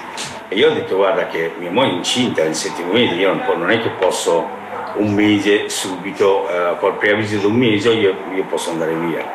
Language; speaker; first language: Italian; non-native, fluent; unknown